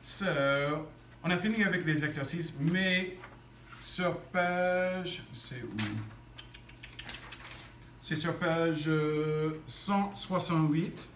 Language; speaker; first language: French; non-native, fluent; English